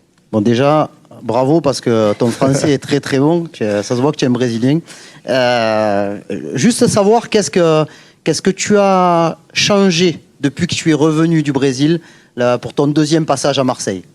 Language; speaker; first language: French; native; French